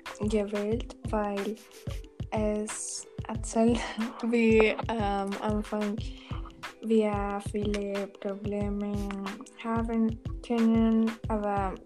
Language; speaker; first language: German; non-native, learner; Spanish